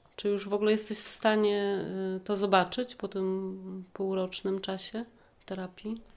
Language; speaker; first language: Polish; native; Polish